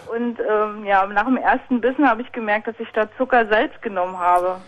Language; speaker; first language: German; non-native, fluent; Polish